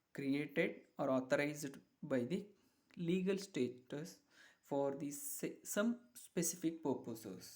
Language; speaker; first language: English; non-native, local second language; Kannada